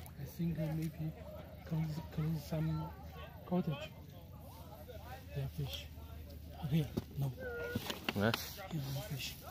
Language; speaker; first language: English; non-native, learner; Filipino